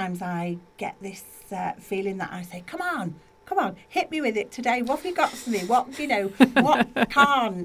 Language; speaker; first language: English; native; English